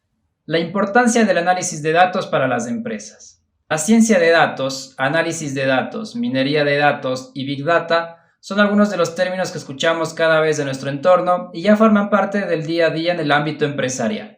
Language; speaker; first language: Spanish; native; Spanish